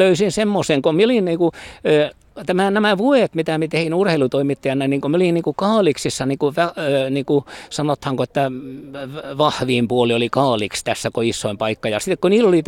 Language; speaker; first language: Finnish; early bilingual, heritage; Finnish